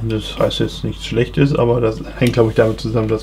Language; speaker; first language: German; native; German